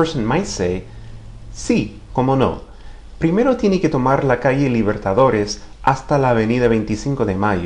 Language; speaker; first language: Spanish; non-native, fluent; English